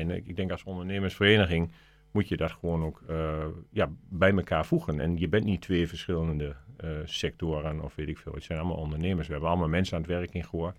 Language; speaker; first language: Dutch; native; Dutch